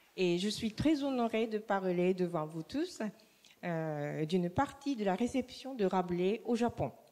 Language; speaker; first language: French; non-native, fluent; Japanese